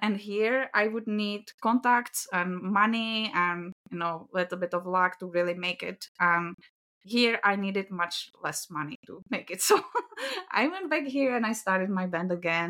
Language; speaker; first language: English; non-native, fluent; Czech